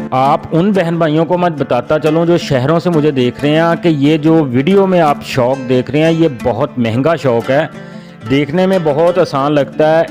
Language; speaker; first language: Urdu; non-native, local second language; Punjabi